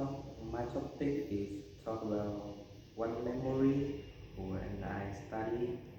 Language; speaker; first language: English; non-native, learner; Vietnamese